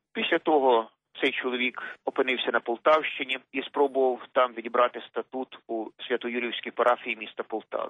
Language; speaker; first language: Ukrainian; native; Ukrainian